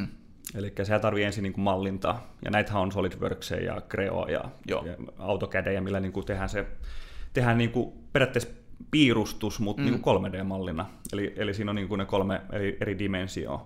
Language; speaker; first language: Finnish; native; Finnish